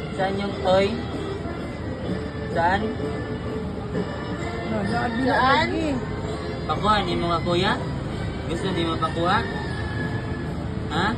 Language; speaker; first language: Filipino; non-native, local second language; Cebuano